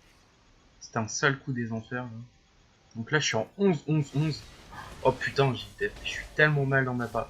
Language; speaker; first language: French; native; French